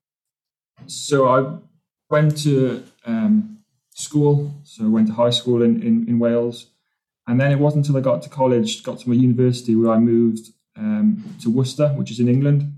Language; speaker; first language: English; native; English